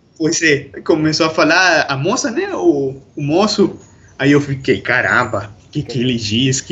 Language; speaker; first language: Portuguese; non-native, fluent; Spanish